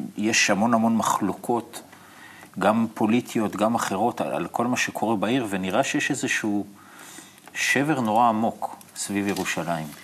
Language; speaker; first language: Hebrew; native; Hebrew